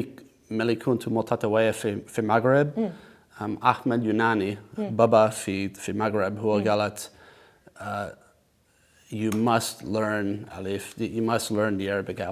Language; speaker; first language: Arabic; non-native, learner; English